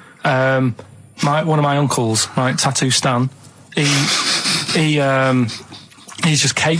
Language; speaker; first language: English; native; English